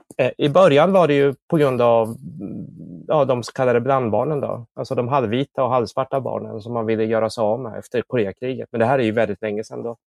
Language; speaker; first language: Swedish; native; Swedish